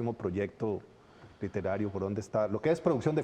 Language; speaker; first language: Spanish; native; Spanish